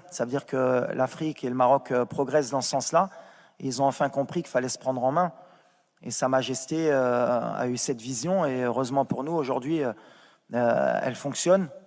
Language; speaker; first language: French; native; French